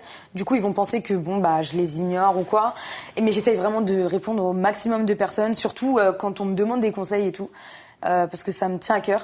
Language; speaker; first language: French; native; French